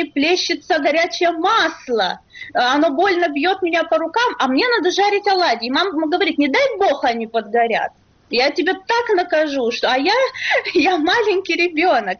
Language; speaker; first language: Russian; native; Russian